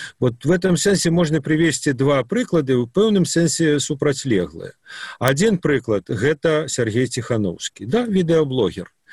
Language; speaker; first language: Belarusian; non-native, local second language; Russian